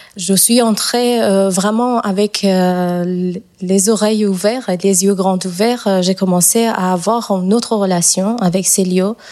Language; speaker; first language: French; non-native, fluent; Persian